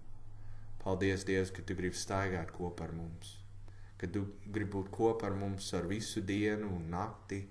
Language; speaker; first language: Latvian; non-native, learner; English